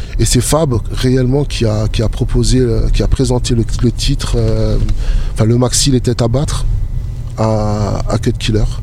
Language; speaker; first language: French; native; French